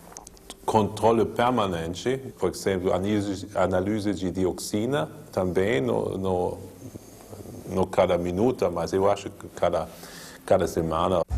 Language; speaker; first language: Portuguese; non-native, learner; German